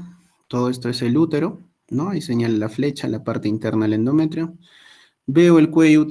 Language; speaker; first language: Spanish; native; Spanish